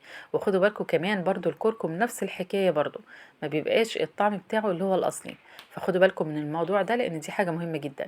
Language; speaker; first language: Arabic; native; Arabic